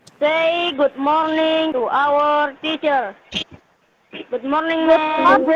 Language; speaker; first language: English; non-native, learner; Indonesian